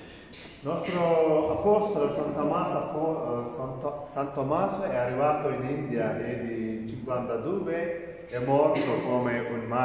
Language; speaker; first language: Italian; non-native, learner; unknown